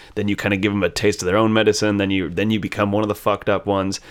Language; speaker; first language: English; native; English